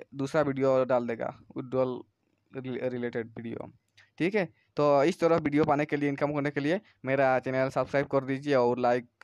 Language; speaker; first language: Hindi; non-native, local second language; Bangla